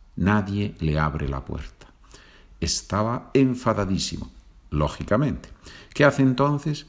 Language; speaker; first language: Spanish; native; Spanish